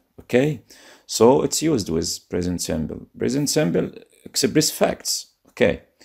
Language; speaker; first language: English; non-native, fluent; Arabic